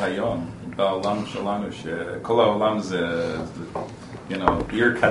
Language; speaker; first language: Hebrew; non-native, fluent; English